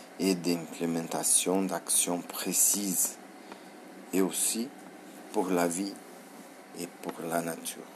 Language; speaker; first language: French; non-native, learner; Portuguese